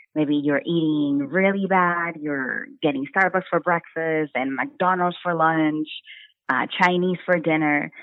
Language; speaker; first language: English; native; English